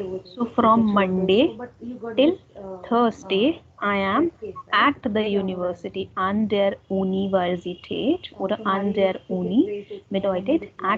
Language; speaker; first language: German; non-native, learner; Hindi